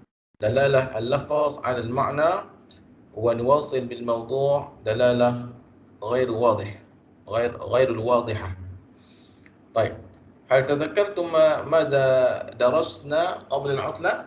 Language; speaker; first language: Arabic; non-native, fluent; Malay